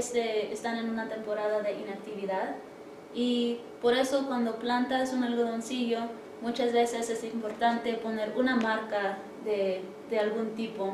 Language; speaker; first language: Spanish; early bilingual, heritage; English